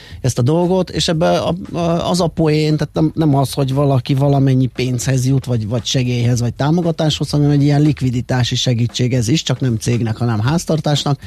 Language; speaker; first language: Hungarian; native; Hungarian